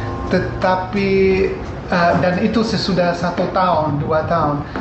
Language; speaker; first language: Indonesian; non-native, fluent; English